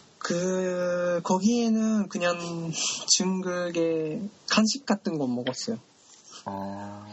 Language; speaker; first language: Korean; non-native, learner; Japanese